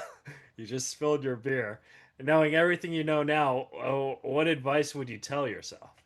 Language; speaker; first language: English; native; English